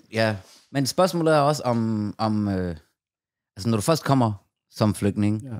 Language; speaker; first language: Danish; early bilingual, other home language; Persian